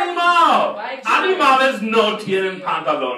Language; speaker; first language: Spanish; non-native, fluent; English